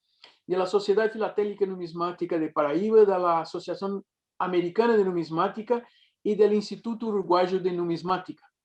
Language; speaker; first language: Spanish; non-native, fluent; Portuguese